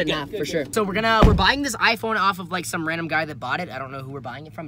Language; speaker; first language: English; native; English